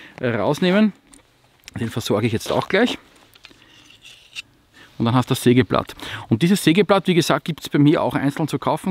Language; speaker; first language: German; native; German